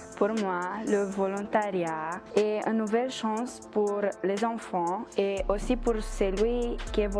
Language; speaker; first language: French; non-native, learner; Romanian